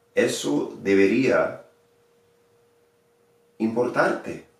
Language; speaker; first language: Spanish; non-native, fluent; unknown